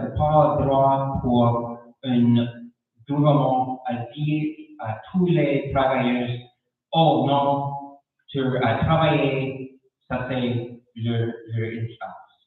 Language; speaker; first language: French; non-native, learner; English